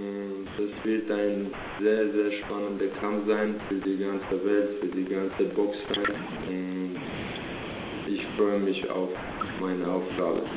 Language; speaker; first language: German; early bilingual, other home language; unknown